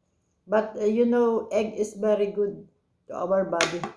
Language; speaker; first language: English; non-native, local second language; Filipino